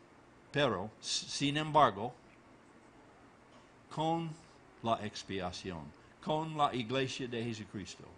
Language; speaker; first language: Spanish; non-native, learner; English